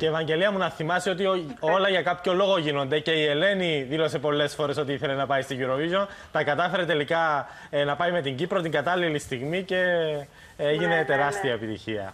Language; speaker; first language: Greek; native; Greek